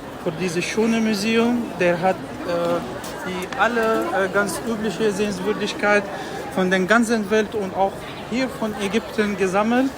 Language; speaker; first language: German; non-native, fluent; Arabic